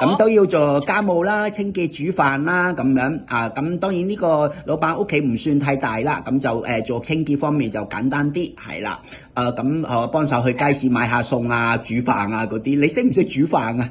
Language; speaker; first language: Cantonese; native; Cantonese